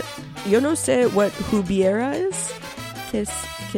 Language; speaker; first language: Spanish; non-native, local second language; English